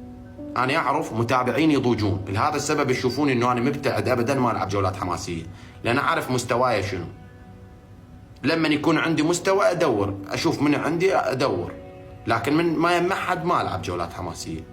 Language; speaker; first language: Arabic; native; Arabic